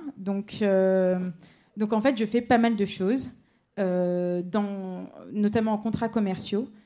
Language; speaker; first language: French; native; French